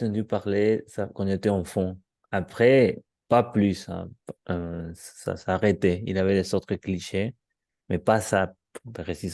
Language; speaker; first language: French; non-native, learner; Spanish